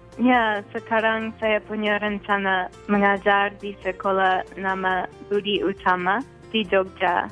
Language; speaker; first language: Indonesian; non-native, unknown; English